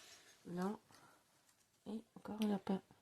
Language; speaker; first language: French; native; French